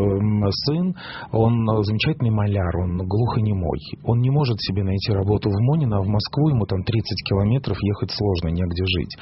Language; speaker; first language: Russian; native; Russian